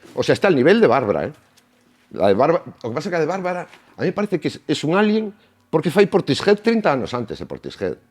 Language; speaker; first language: Spanish; native; Spanish